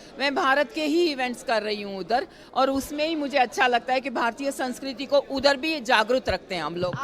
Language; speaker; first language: Hindi; non-native, local second language; Gujarati